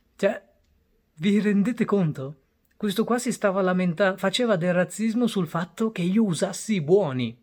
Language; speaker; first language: Italian; early bilingual, other home language; Bangla